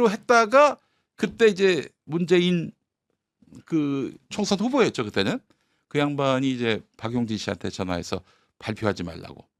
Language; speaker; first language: Korean; native; Korean